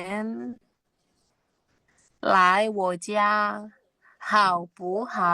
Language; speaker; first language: Chinese; non-native, learner; Indonesian